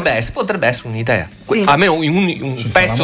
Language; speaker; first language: Italian; native; Italian